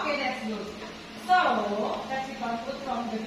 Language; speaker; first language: English; non-native, fluent; Indonesian